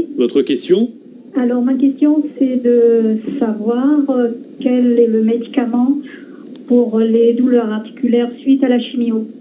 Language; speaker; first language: French; native; French